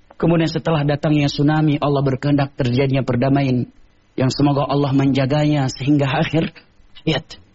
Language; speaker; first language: Indonesian; non-native, local second language; Achinese